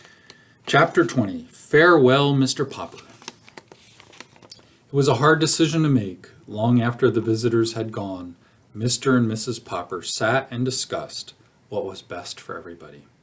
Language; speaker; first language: English; native; English